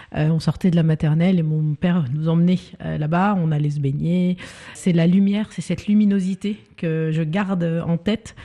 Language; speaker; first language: French; early bilingual, other home language; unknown